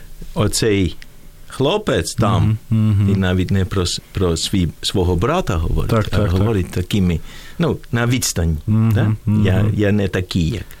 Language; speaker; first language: Ukrainian; non-native, fluent; Dutch